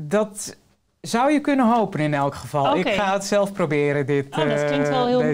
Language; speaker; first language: Dutch; native; Dutch